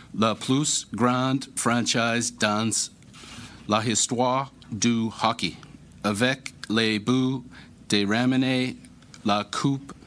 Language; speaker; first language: French; non-native, learner; English